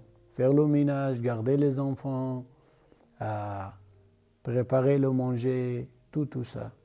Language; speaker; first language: French; non-native, learner; Persian